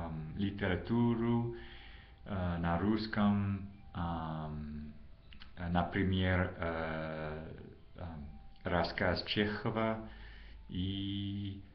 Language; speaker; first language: Russian; non-native, learner; English